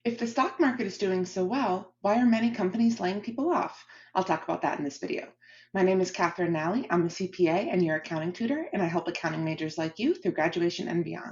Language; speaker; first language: English; native; English